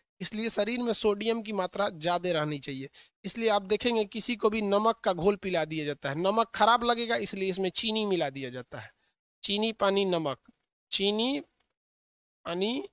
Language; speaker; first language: Hindi; native; Hindi